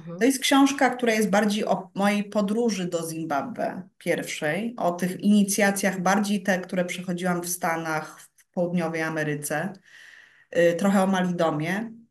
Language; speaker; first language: Polish; early bilingual, heritage; Polish